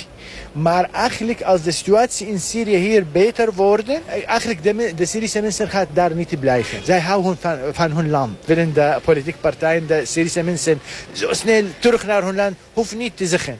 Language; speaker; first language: Dutch; non-native, learner; Arabic